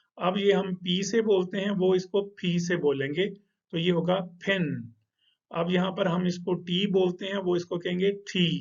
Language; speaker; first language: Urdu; non-native, local second language; Punjabi